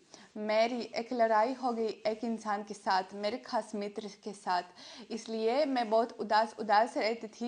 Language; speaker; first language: Hindi; non-native, fluent; Russian